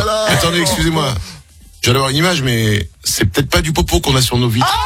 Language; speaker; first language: French; native; French